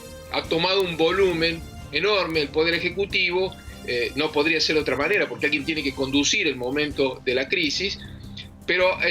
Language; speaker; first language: Spanish; native; Spanish